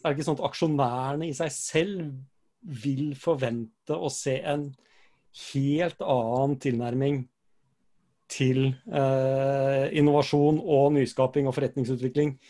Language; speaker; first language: Norwegian; native; Norwegian